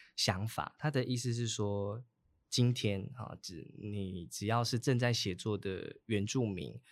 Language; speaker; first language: Chinese; native; Chinese